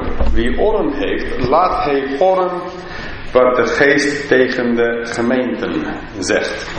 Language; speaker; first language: Dutch; non-native, fluent; English